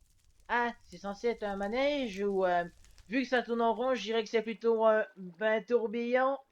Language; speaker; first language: French; native; French